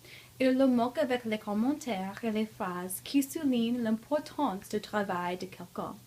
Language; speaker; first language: French; non-native, learner; English